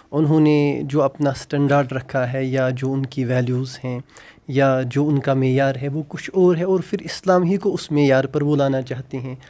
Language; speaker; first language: Urdu; non-native, local second language; Kashmiri